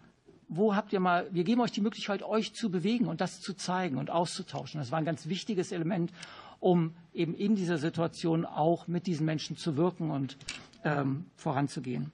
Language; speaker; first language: German; native; German